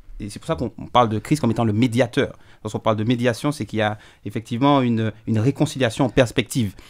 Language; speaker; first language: French; native; French